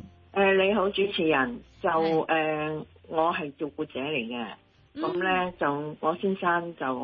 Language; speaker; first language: Cantonese; native; Cantonese